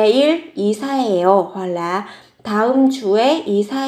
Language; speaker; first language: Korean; non-native, fluent; Vietnamese